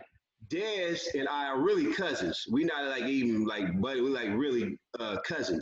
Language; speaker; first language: English; native; English